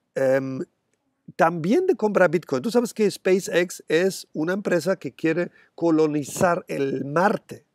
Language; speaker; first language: Spanish; non-native, fluent; German